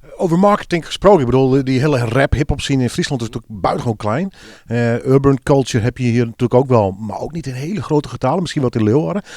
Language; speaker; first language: Dutch; non-native, local second language; Western Frisian